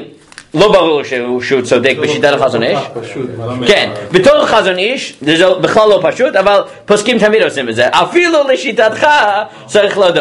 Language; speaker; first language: Hebrew; non-native, fluent; English